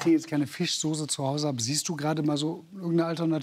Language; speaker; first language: German; native; German